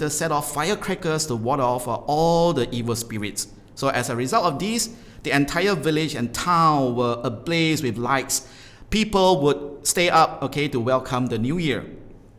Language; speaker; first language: English; non-native, local second language; Min Nan Chinese